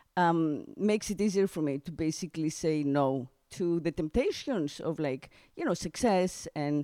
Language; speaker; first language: English; non-native, fluent; Greek